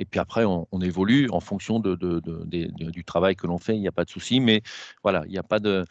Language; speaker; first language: French; native; French